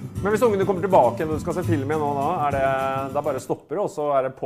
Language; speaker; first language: Norwegian; native; Norwegian